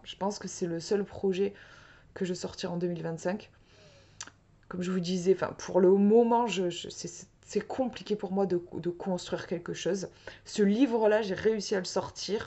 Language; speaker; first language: French; native; French